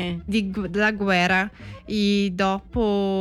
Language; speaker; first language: Italian; non-native, learner; Portuguese